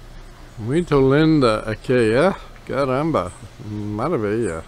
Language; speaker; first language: Portuguese; non-native, learner; English